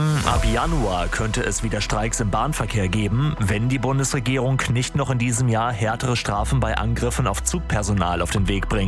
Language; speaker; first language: German; native; German